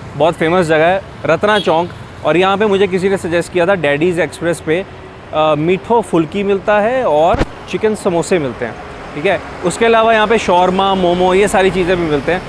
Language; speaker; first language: Hindi; native; Hindi